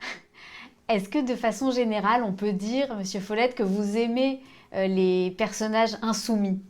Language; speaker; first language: French; native; French